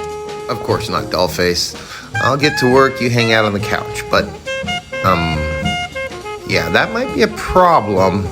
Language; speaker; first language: English; native; English